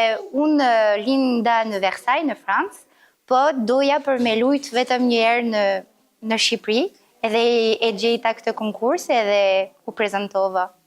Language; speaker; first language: Albanian; early bilingual, heritage; Albanian